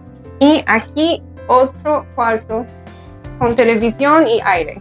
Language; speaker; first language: Spanish; non-native, learner; English